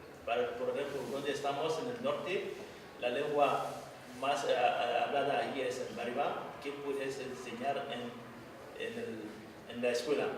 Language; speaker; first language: Spanish; non-native, fluent; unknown